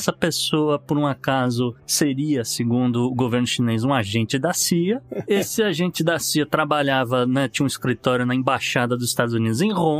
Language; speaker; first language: Portuguese; native; Portuguese